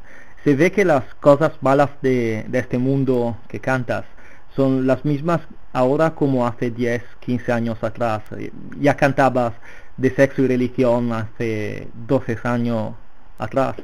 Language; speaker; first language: Spanish; non-native, fluent; Italian